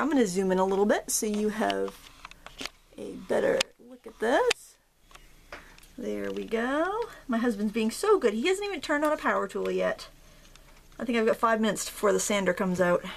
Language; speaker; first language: English; native; English